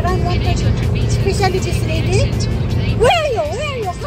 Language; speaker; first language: English; non-native, learner; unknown